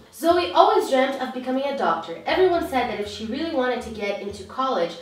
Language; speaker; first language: English; non-native, fluent; Portuguese